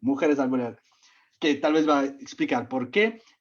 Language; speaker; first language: Spanish; non-native, fluent; Czech